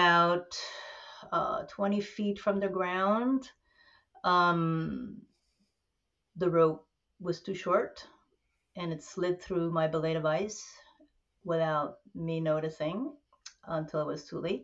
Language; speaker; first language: English; native; English